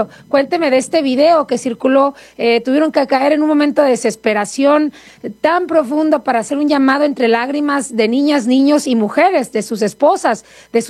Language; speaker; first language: Spanish; native; Spanish